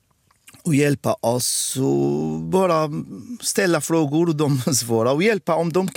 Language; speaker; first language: Swedish; non-native, fluent; Arabic